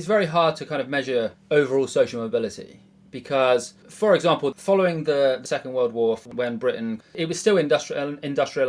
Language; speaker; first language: English; native; English